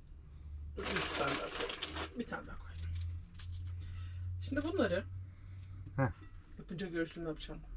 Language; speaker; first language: Turkish; native; Turkish